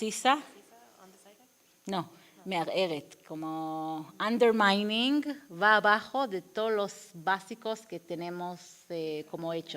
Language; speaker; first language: Spanish; non-native, fluent; Hebrew